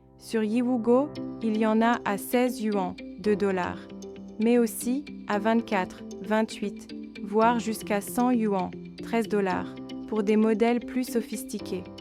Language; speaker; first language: French; non-native, fluent; Chinese